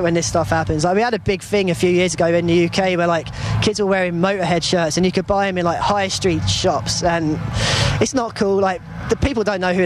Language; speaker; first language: English; native; English